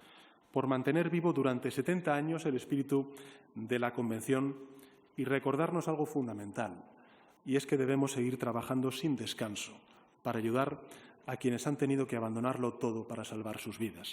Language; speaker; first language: Spanish; native; Spanish